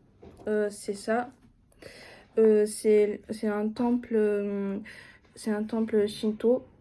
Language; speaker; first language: French; non-native, fluent; Japanese